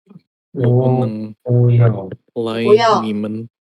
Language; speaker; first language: Chinese; non-native, learner; Indonesian